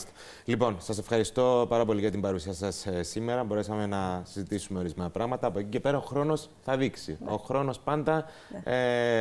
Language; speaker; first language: Greek; native; Greek